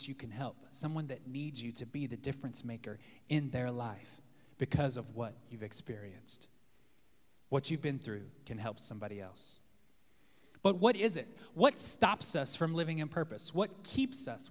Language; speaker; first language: English; native; English